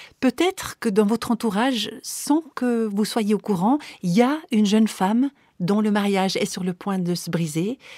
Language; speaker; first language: French; native; French